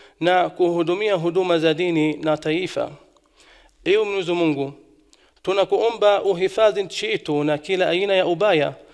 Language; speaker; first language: Swahili; non-native, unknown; Arabic